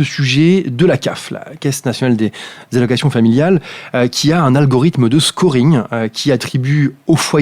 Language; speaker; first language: French; native; French